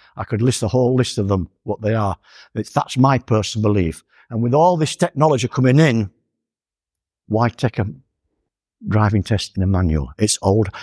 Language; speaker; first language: English; native; English